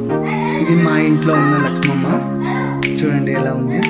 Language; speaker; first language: Telugu; non-native, local second language; Kannada